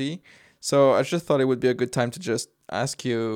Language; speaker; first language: English; non-native, fluent; French